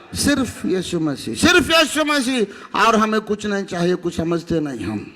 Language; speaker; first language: Hindi; non-native, local second language; Telugu